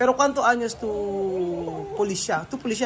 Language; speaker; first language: Spanish; non-native, learner; Filipino